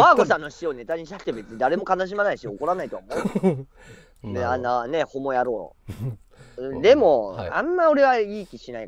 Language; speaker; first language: Japanese; native; Japanese